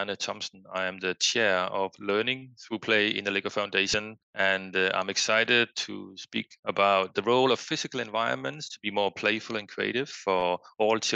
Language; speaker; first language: English; non-native, fluent; Danish